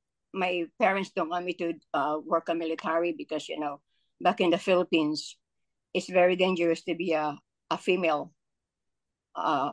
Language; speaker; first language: English; non-native, local second language; Filipino